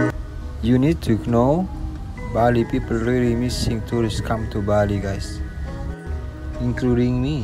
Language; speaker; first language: English; non-native, learner; Indonesian